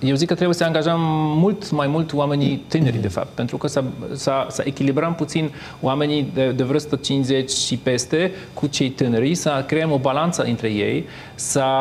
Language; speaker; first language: Romanian; non-native, fluent; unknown